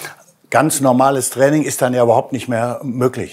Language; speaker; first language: German; native; German